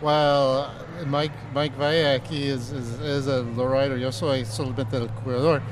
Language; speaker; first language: Spanish; early bilingual, heritage; English